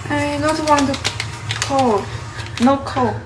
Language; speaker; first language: English; non-native, learner; Thai